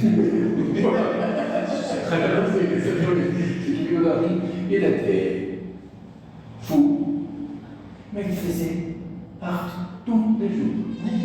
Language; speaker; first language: French; non-native, learner; Portuguese